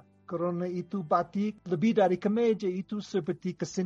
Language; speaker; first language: Indonesian; non-native, fluent; English